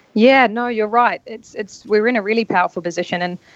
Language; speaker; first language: English; native; English